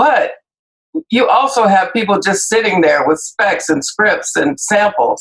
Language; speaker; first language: English; native; English